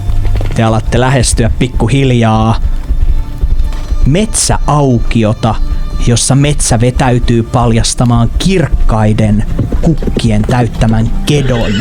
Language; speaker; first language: Finnish; native; Finnish